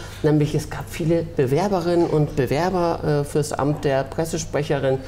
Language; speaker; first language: German; native; German